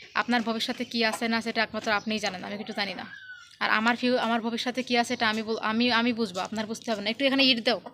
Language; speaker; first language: Bangla; native; Bangla